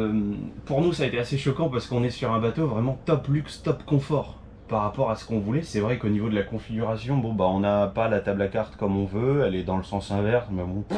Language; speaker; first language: French; native; French